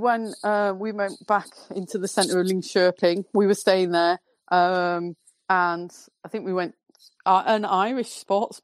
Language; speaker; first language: English; native; English